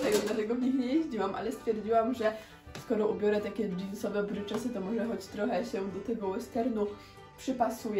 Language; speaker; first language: Polish; native; Polish